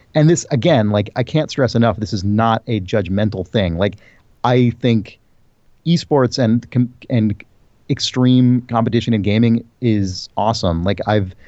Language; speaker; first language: English; native; English